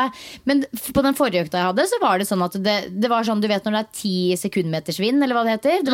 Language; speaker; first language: Norwegian; native; Norwegian